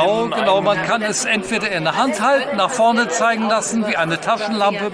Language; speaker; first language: German; native; German